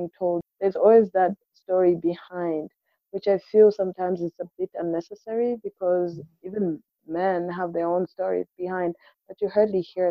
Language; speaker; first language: English; non-native, local second language; Swahili